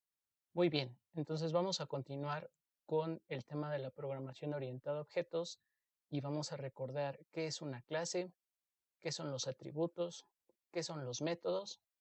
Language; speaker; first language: Spanish; native; Spanish